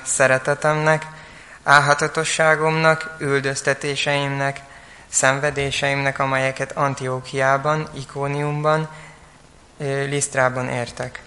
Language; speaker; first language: Hungarian; native; Hungarian